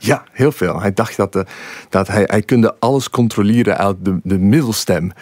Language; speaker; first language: Dutch; non-native, fluent; English